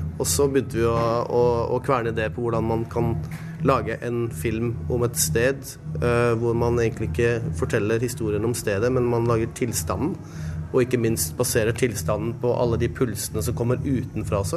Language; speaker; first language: Norwegian; native; Norwegian